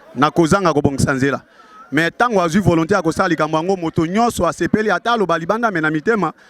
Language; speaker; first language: Lingala; native; Lingala